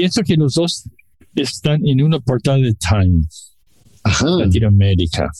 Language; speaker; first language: Spanish; non-native, learner; English